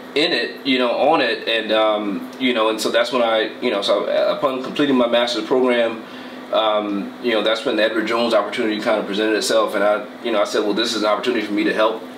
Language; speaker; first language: English; native; English